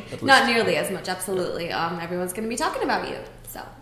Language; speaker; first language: English; native; English